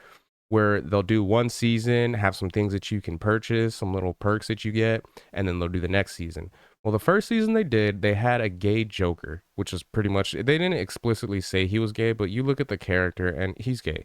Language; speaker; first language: English; native; English